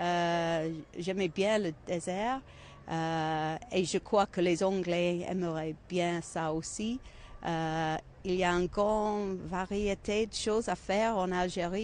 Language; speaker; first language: French; non-native, fluent; English